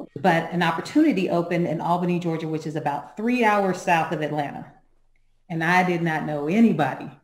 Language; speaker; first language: English; native; English